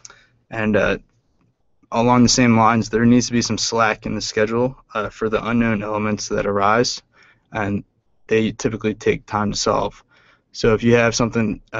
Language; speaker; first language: English; native; English